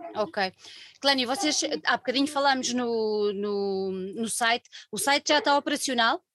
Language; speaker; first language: Portuguese; native; Portuguese